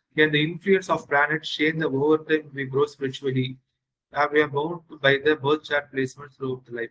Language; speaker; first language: English; non-native, local second language; Tamil